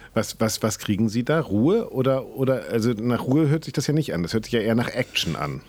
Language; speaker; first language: German; native; German